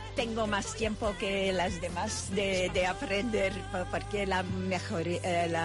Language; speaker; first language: Spanish; non-native, learner; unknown